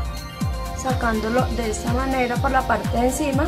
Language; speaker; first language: Spanish; native; Spanish